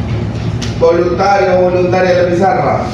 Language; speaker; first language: Spanish; native; Spanish